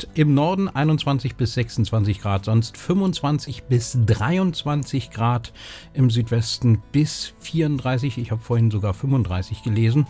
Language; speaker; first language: German; native; German